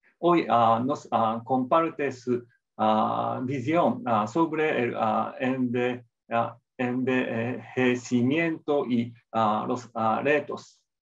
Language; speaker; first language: Spanish; non-native, fluent; Japanese